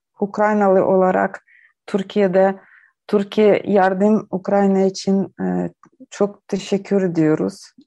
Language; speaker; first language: Turkish; non-native, learner; Ukrainian